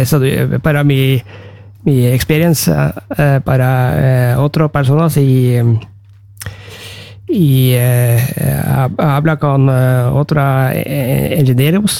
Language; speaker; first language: Spanish; non-native, learner; Norwegian